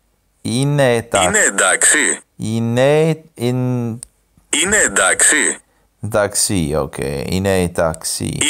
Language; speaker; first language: Greek; non-native, learner; English